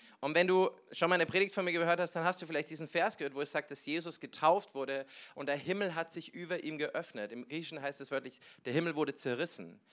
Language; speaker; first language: German; native; German